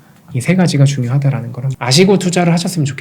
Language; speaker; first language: Korean; native; Korean